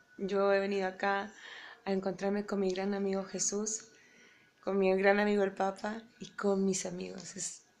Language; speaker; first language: Spanish; native; Spanish